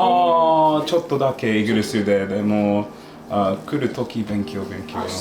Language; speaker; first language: Japanese; non-native, learner; English